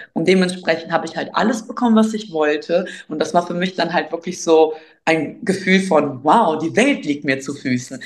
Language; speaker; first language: German; early bilingual, other home language; Albanian